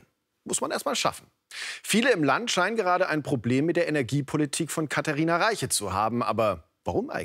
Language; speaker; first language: German; native; German